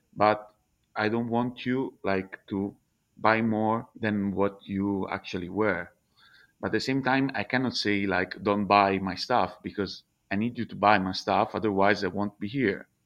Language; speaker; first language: English; non-native, fluent; Italian